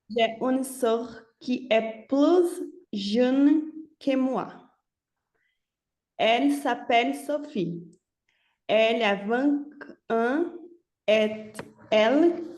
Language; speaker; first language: French; non-native, learner; Portuguese